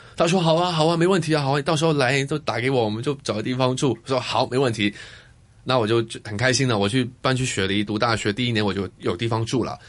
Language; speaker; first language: Chinese; non-native, fluent; Cantonese